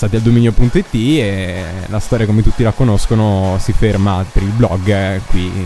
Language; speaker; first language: Italian; native; Italian